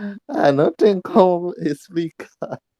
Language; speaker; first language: Portuguese; non-native, learner; Haitian Creole